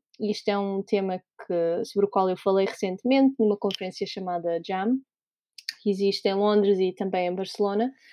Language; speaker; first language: Portuguese; native; Portuguese